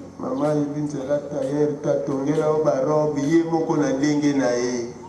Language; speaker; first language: Lingala; native; Lingala